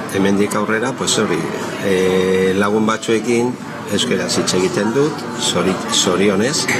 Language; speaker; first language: Basque; non-native, local second language; Spanish